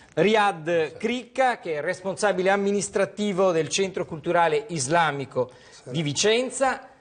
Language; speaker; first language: Italian; native; Italian